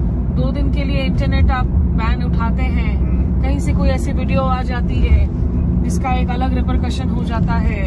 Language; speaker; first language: Hindi; native; Hindi